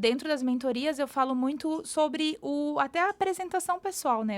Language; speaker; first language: Portuguese; native; Portuguese